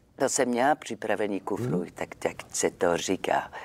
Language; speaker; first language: Czech; non-native, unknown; French